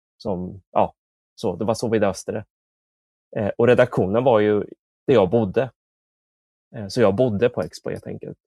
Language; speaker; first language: Swedish; native; Swedish